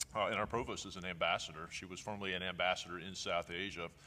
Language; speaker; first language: English; native; English